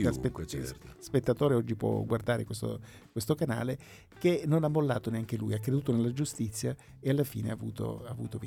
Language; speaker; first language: Italian; native; Italian